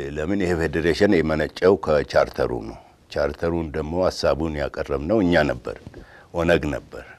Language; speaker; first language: Amharic; non-native, local second language; Oromo